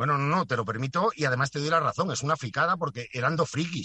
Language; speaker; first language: Spanish; native; Spanish